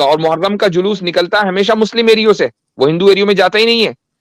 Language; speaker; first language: Hindi; native; Hindi